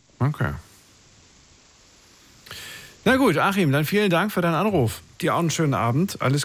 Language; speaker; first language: German; native; German